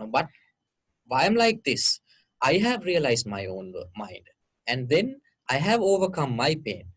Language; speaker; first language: English; non-native, local second language; Sinhala